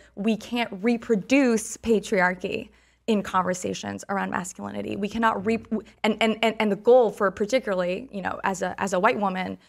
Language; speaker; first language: English; non-native, fluent; French